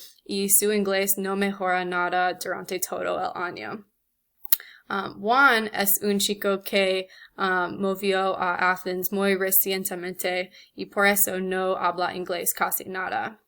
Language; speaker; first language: Spanish; non-native, learner; English